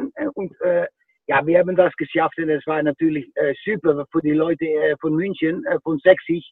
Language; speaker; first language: German; non-native, fluent; Dutch